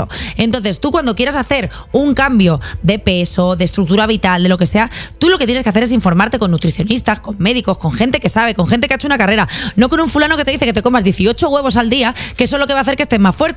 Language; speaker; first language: Spanish; native; Spanish